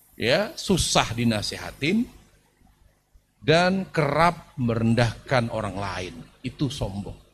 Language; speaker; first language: Indonesian; native; Indonesian